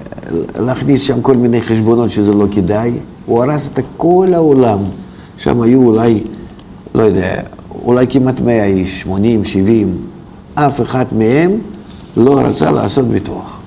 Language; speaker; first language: Hebrew; non-native, fluent; Russian